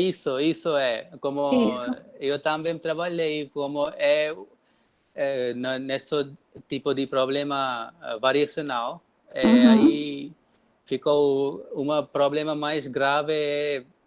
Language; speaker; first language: Portuguese; non-native, learner; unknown